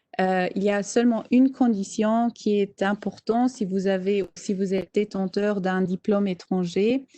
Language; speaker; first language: French; non-native, local second language; Luxembourgish